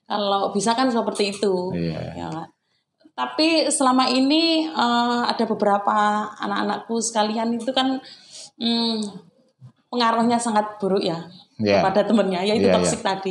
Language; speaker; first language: Indonesian; non-native, local second language; Javanese